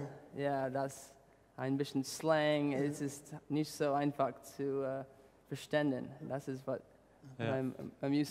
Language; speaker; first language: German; non-native, learner; English